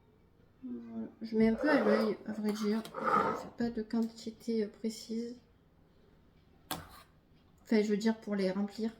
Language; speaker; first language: French; native; French